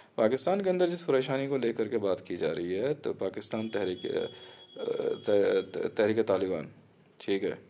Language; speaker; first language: Hindi; native; Hindi